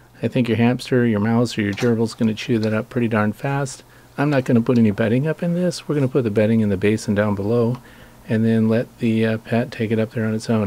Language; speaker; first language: English; native; English